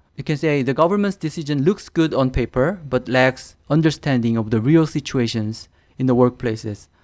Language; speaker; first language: English; non-native, fluent; Korean